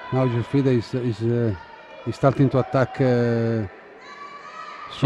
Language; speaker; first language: English; non-native, fluent; Italian